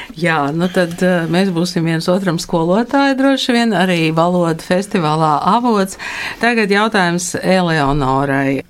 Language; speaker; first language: Latvian; native; Latvian